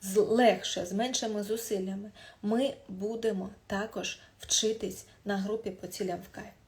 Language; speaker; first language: Ukrainian; non-native, local second language; Russian